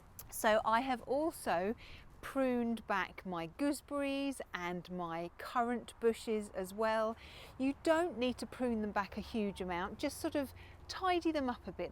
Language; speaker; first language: English; native; English